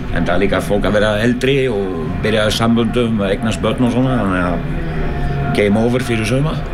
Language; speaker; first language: Icelandic; non-native, fluent; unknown